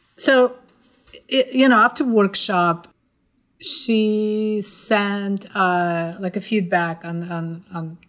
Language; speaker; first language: English; non-native, fluent; Russian